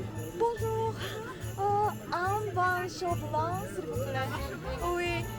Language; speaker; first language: French; non-native, learner; Japanese